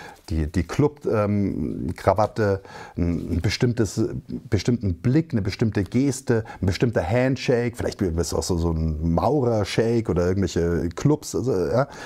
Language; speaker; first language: German; native; German